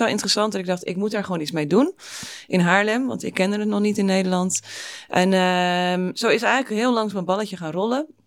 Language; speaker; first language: Dutch; non-native, fluent; English